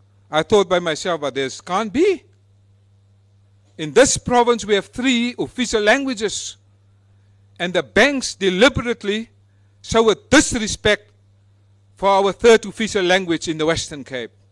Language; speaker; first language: English; non-native, local second language; Afrikaans